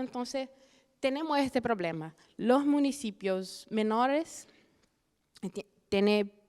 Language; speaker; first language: Spanish; non-native, fluent; Portuguese